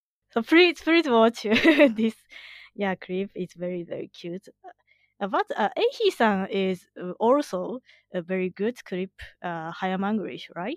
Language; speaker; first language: English; non-native, learner; Japanese